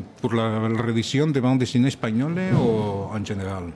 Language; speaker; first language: French; non-native, learner; Catalan